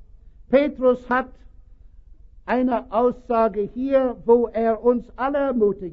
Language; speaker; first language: German; non-native, fluent; English